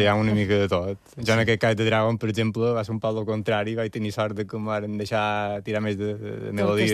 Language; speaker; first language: Catalan; native; Catalan